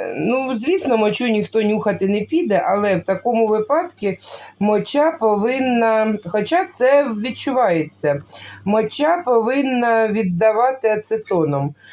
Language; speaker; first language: Ukrainian; non-native, local second language; Russian